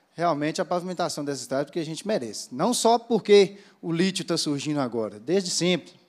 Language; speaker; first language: Portuguese; native; Portuguese